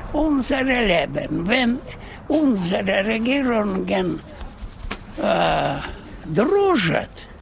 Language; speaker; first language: German; non-native, learner; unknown